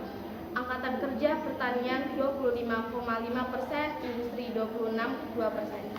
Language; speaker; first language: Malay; non-native, local second language; Madurese